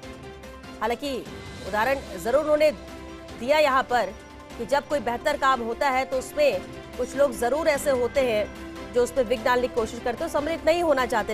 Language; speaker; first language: Hindi; native; Hindi